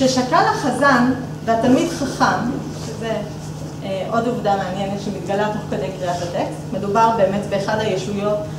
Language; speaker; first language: Hebrew; native; Hebrew